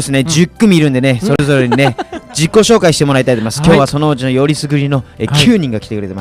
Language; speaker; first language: Japanese; native; Japanese